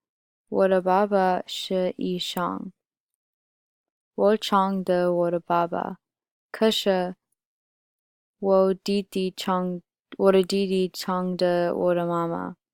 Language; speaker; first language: Chinese; non-native, learner; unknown